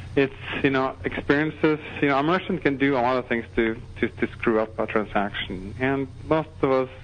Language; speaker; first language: English; non-native, fluent; Norwegian